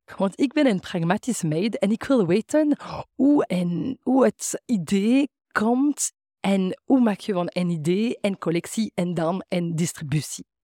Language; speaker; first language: Dutch; non-native, fluent; French